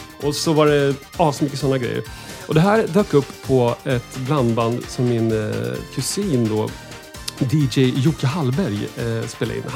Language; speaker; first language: Swedish; native; Swedish